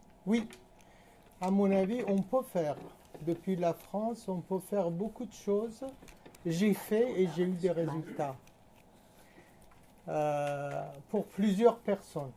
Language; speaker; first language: French; non-native, fluent; Persian